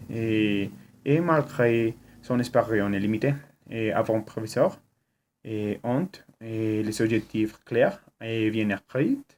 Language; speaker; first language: French; non-native, learner; Spanish